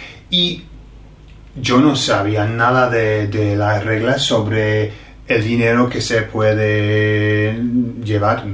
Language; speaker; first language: Spanish; non-native, fluent; English